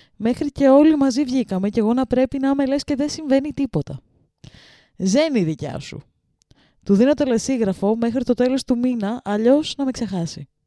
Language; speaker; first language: Greek; early bilingual, other home language; Russian